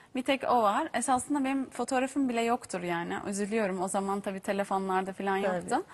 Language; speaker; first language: Turkish; native; Turkish